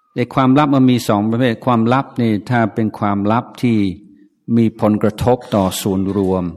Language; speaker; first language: Thai; non-native, fluent; English